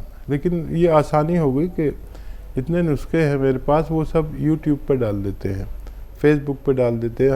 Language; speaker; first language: Hindi; native; Hindi